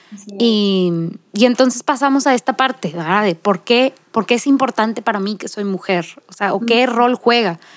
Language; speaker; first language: Spanish; native; Spanish